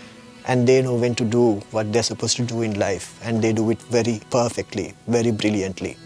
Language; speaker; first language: English; non-native, local second language; Sinhala